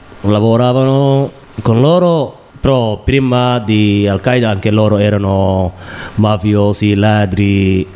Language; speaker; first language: Italian; non-native, learner; Somali